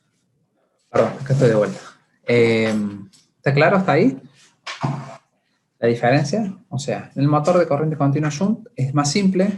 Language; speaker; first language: Spanish; native; Spanish